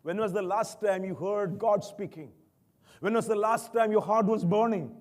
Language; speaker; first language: English; non-native, local second language; Malayalam